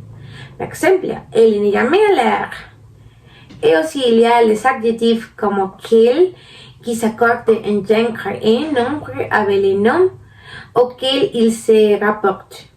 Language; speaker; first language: French; non-native, learner; Spanish